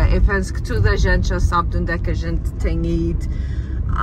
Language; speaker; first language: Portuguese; early bilingual, heritage; English